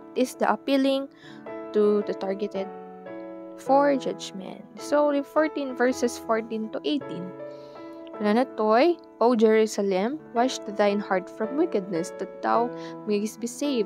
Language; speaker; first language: English; non-native, local second language; Iloko